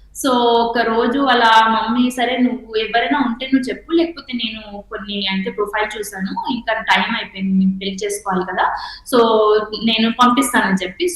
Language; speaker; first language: Telugu; non-native, local second language; Hindi